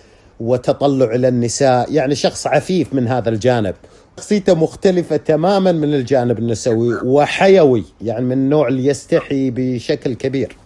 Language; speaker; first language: Arabic; native; Arabic